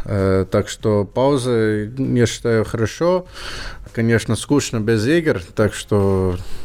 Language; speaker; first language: Russian; non-native, learner; English